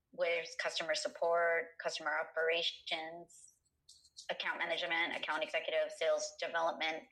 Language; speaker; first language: English; native; English